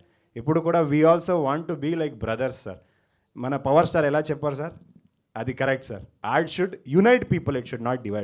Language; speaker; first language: Telugu; non-native, local second language; Kannada